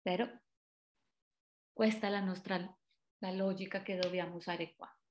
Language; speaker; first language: Italian; non-native, fluent; Spanish